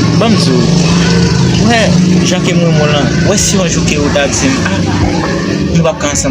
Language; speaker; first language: Haitian Creole; native; Haitian Creole